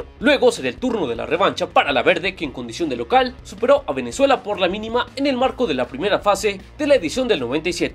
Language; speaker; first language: Spanish; native; Spanish